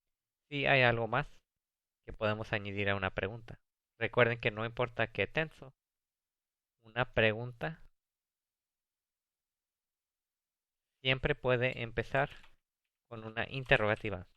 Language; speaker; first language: Spanish; early bilingual, heritage; English